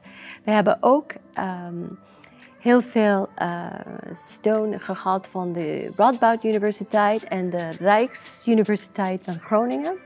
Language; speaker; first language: Dutch; non-native, learner; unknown